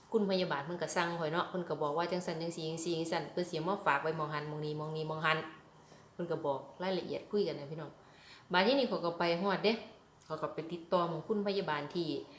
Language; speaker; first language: Thai; native; Thai